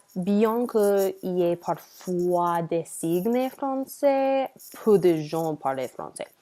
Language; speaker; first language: French; non-native, learner; English